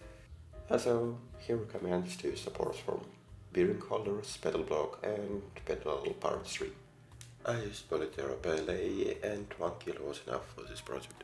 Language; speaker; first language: English; non-native, fluent; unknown